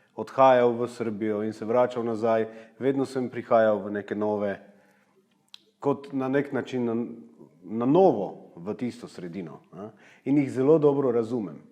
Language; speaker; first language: Slovenian; early bilingual, heritage; Slovak